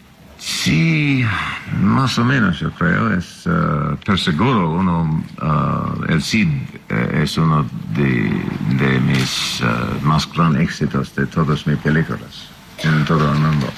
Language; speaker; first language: Spanish; non-native, learner; English